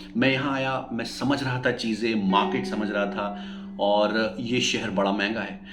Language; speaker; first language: Hindi; native; Hindi